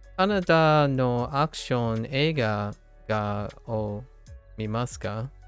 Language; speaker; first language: Japanese; non-native, learner; English